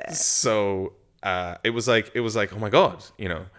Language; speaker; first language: English; native; English